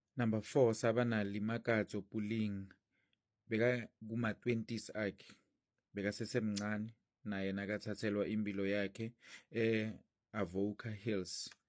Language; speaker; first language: Zulu; non-native, local second language; Swati